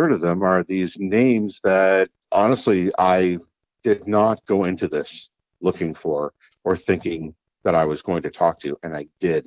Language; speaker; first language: English; native; English